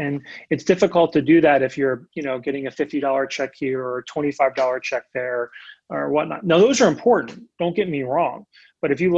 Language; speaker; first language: English; native; English